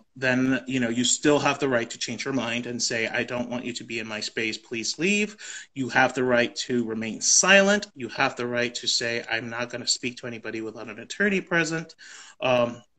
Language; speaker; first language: English; native; English